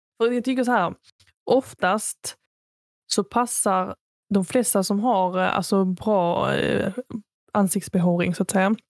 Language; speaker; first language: Swedish; native; Swedish